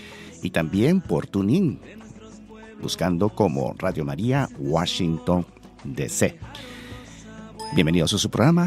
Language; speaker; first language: Spanish; native; Spanish